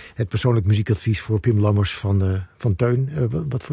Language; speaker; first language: Dutch; native; Dutch